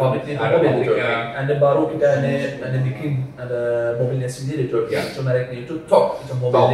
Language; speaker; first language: Indonesian; non-native, learner; Turkish